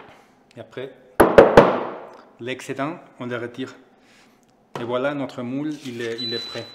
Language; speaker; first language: French; non-native, fluent; Spanish